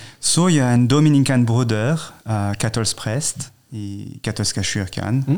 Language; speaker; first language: Swedish; non-native, fluent; French